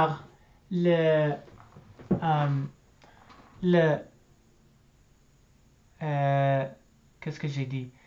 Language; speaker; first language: French; non-native, learner; English